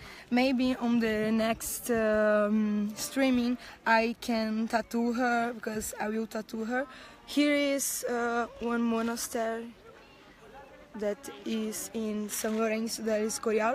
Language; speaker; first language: English; non-native, learner; Portuguese